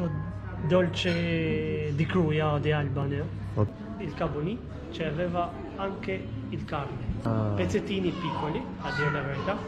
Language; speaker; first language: Italian; non-native, fluent; Albanian